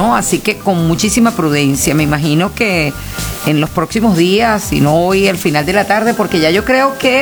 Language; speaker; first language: Spanish; native; Spanish